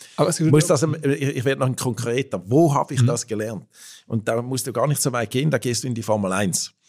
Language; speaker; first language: German; native; German